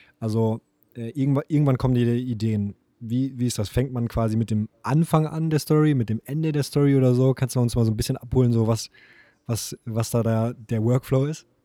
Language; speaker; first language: German; native; German